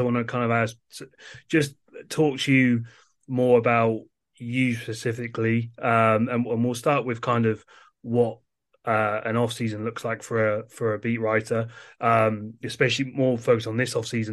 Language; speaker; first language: English; native; English